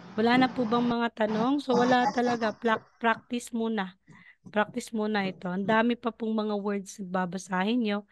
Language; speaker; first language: Filipino; non-native, local second language; Cebuano